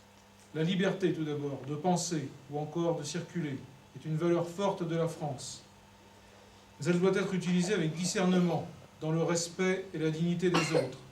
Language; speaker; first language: French; native; French